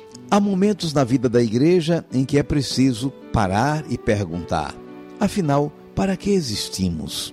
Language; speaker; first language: Portuguese; native; Portuguese